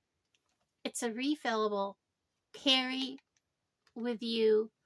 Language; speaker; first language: English; native; English